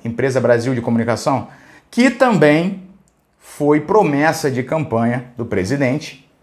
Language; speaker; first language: Portuguese; native; Portuguese